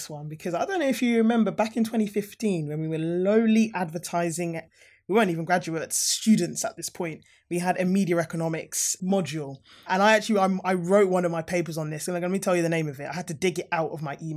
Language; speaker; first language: English; native; English